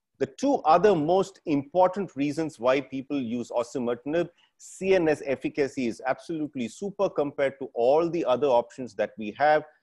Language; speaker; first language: English; non-native, local second language; Tamil